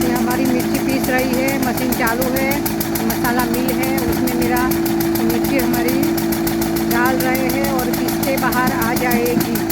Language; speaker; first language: Hindi; non-native, local second language; Gujarati